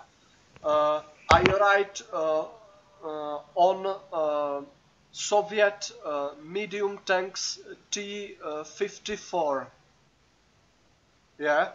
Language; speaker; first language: English; non-native, learner; Czech